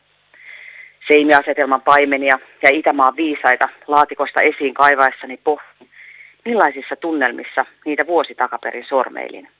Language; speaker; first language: Finnish; native; Finnish